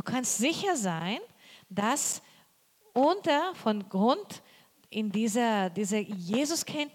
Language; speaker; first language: German; non-native, learner; Portuguese